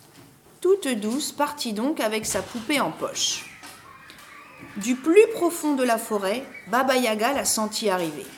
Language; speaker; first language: French; native; French